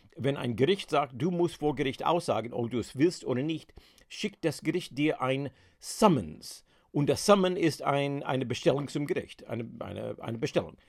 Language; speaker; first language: German; non-native, fluent; English